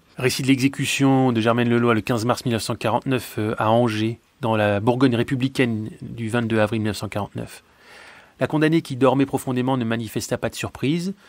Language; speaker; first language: French; native; French